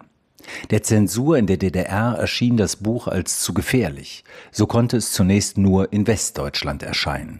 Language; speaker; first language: German; native; German